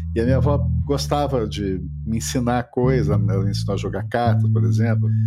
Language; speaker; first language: Portuguese; native; Portuguese